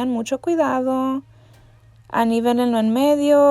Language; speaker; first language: Spanish; native; Spanish